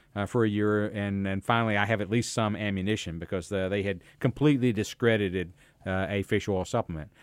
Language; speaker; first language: English; native; English